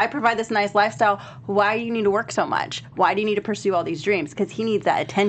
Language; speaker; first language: English; native; English